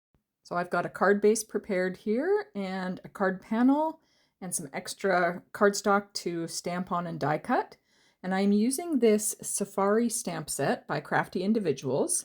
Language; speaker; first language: English; native; English